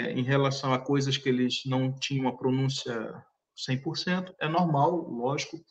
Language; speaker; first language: Portuguese; early bilingual, heritage; Portuguese